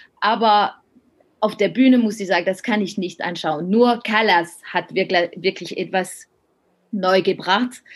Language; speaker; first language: German; non-native, fluent; French